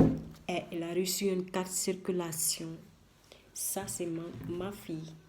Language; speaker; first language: French; non-native, learner; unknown